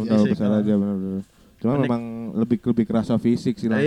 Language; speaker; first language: Indonesian; native; Indonesian